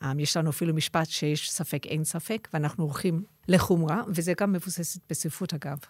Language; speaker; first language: Hebrew; non-native, fluent; English